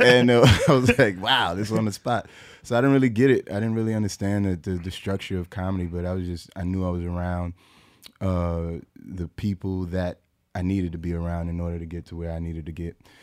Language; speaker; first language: English; native; English